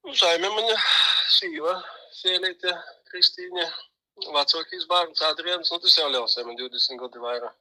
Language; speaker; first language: Latvian; native; Latvian